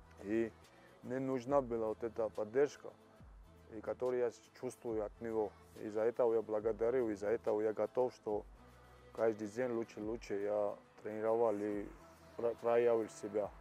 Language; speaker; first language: Russian; non-native, fluent; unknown